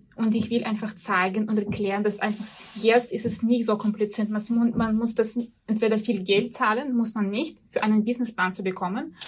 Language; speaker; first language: German; non-native, fluent; Russian